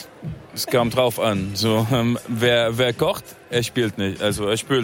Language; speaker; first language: German; non-native, fluent; Arabic